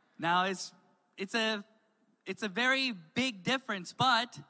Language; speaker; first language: English; native; English